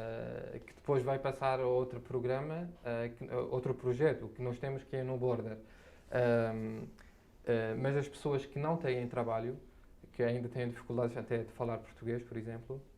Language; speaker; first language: Portuguese; non-native, fluent; Arabic